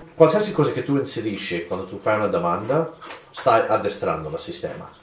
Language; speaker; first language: Italian; non-native, fluent; English